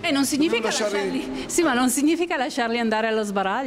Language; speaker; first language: Italian; native; Italian